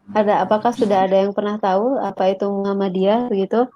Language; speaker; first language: Indonesian; native; Indonesian